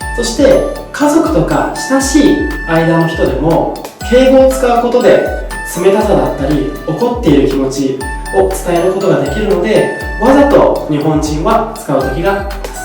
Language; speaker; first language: Japanese; native; Japanese